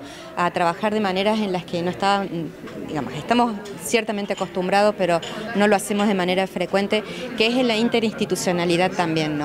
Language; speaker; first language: Spanish; native; Spanish